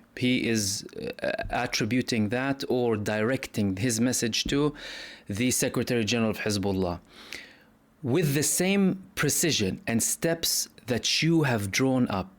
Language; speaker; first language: English; non-native, fluent; Arabic